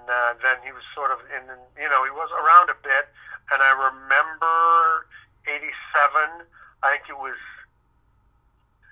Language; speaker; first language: English; native; English